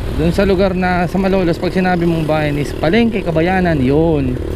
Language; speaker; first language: Filipino; native; Filipino